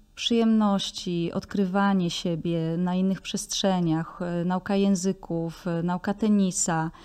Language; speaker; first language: Polish; native; Polish